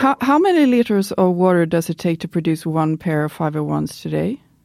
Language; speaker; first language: English; non-native, fluent; Swedish